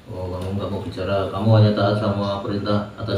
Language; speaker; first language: Indonesian; native; Indonesian